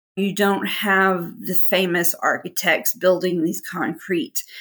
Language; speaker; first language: English; native; English